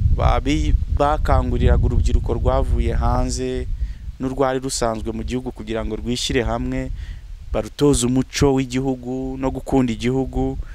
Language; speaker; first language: Kinyarwanda; early bilingual, heritage; Kinyarwanda